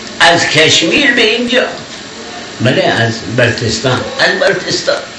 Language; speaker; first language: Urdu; non-native, local second language; Balti